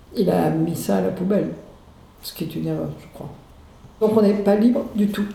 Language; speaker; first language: French; native; French